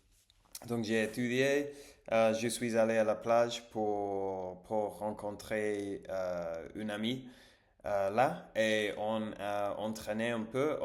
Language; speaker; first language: French; non-native, learner; English